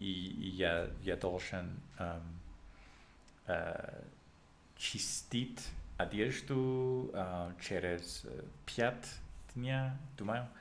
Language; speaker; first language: Russian; non-native, learner; English